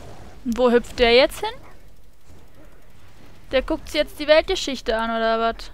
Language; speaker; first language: German; native; German